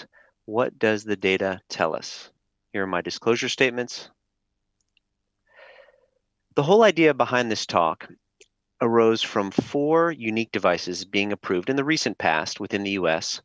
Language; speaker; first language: English; native; English